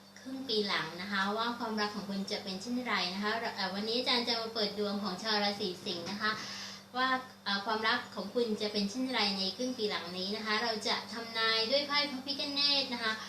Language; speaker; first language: Thai; native; Thai